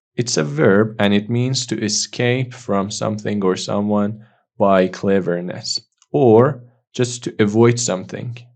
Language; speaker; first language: English; non-native, fluent; Persian